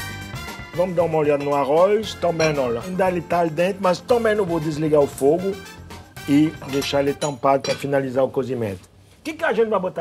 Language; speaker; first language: Portuguese; non-native, fluent; French